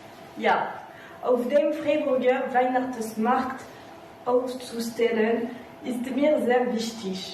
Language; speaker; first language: German; non-native, learner; French